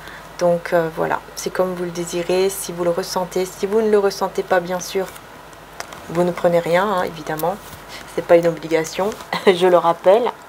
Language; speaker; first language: French; native; French